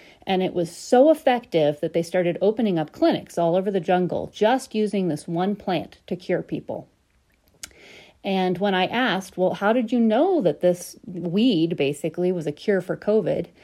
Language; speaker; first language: English; native; English